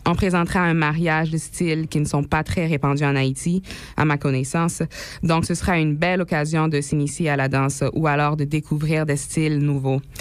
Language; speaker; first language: French; non-native, local second language; Haitian Creole